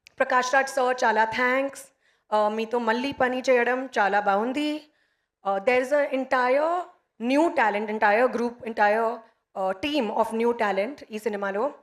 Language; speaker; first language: Telugu; non-native, learner; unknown